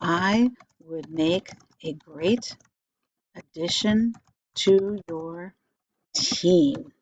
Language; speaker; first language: English; native; English